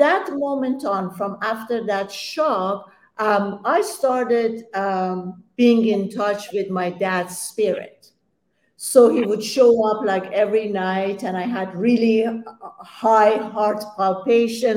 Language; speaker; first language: English; non-native, fluent; Persian